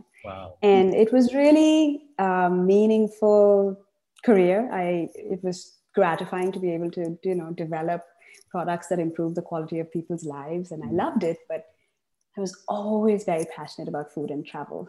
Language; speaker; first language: English; non-native, local second language; Tamil